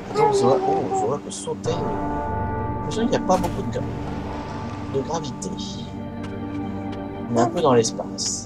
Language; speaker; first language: French; native; French